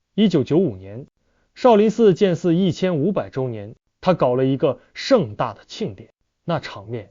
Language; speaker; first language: Chinese; native; Chinese